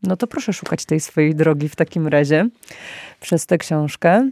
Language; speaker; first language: Polish; native; Polish